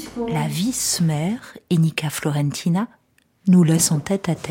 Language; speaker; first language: French; native; French